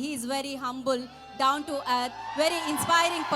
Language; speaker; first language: Telugu; native; Telugu